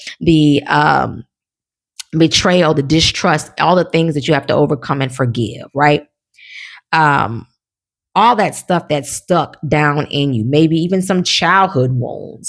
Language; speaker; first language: English; native; English